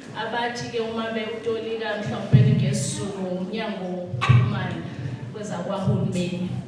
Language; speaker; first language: Zulu; non-native, local second language; Xhosa